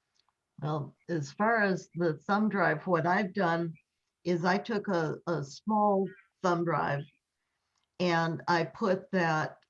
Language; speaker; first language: English; native; English